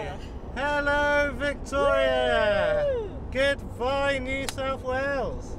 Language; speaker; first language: English; native; English